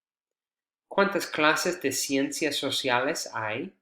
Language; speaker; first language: Spanish; non-native, fluent; English